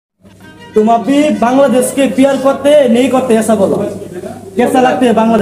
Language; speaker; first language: Hindi; non-native, learner; Bangla